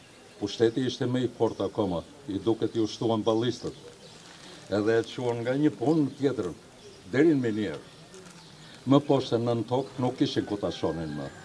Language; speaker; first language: Albanian; native; Albanian